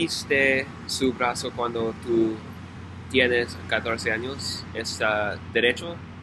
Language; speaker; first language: Spanish; non-native, learner; English